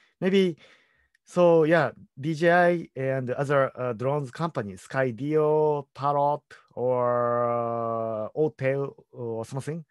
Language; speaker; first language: English; non-native, learner; Japanese